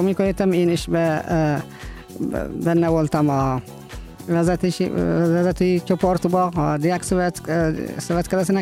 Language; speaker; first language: Hungarian; non-native, fluent; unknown